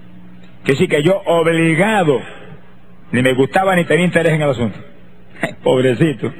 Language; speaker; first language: Spanish; native; Spanish